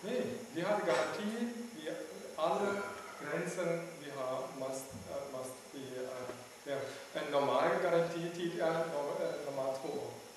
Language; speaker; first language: Swedish; non-native, learner; German